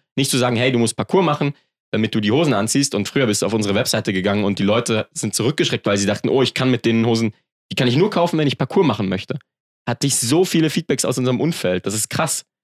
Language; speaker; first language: German; native; German